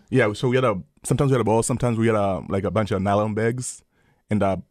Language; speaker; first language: English; early bilingual, other home language; Swahili